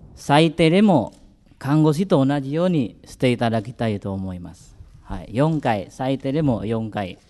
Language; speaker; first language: Japanese; non-native, fluent; Indonesian